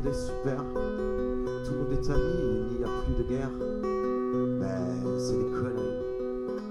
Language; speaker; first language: French; native; French